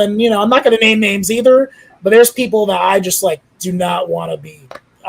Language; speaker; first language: English; native; English